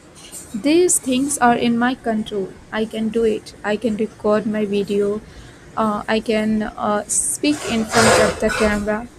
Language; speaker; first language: English; non-native, learner; Bhojpuri